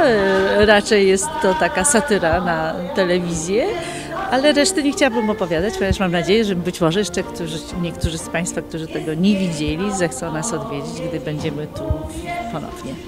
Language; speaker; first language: Polish; native; Polish